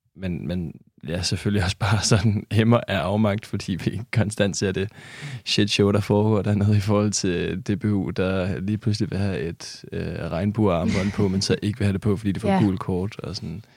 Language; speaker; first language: Danish; native; Danish